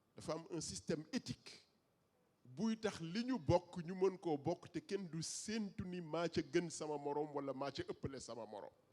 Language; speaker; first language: Wolof; native; Wolof